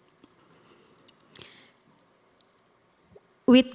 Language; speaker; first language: English; non-native, learner; Indonesian